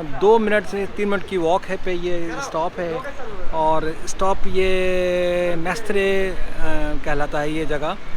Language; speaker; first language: Urdu; non-native, local second language; Punjabi